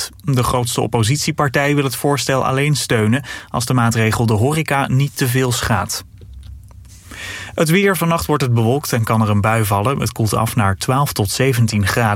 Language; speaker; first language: Dutch; native; Dutch